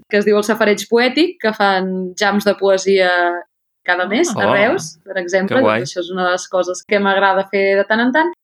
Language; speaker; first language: Catalan; native; Catalan